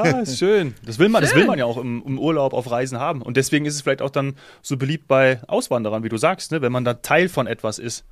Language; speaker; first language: German; native; German